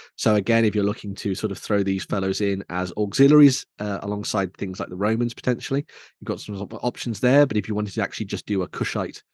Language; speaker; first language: English; native; English